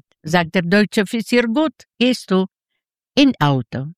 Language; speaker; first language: German; non-native, fluent; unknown